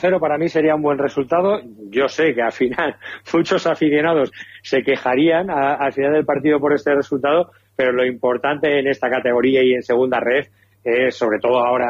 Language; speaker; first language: Spanish; native; Spanish